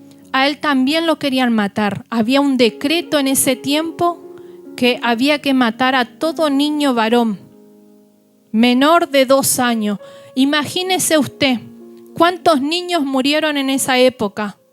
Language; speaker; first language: Spanish; native; Spanish